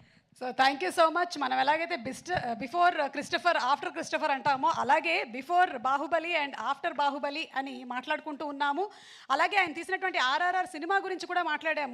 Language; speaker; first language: Telugu; native; Telugu